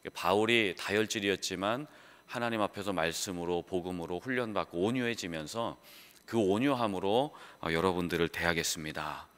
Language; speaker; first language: Korean; native; Korean